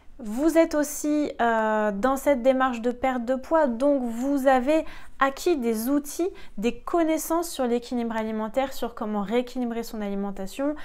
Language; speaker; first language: French; native; French